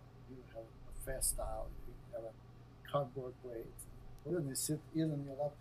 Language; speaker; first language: English; non-native, fluent; Russian